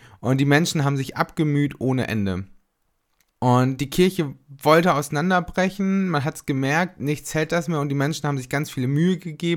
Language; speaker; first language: German; native; German